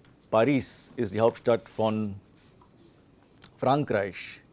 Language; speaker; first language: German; non-native, fluent; Hindi